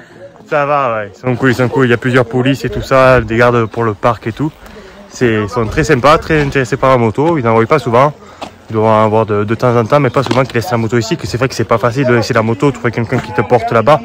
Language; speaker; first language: French; native; French